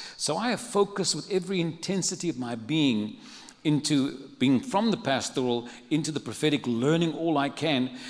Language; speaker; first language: English; native; English